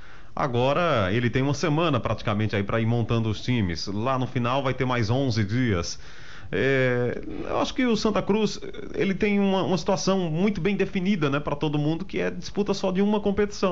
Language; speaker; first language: Portuguese; native; Portuguese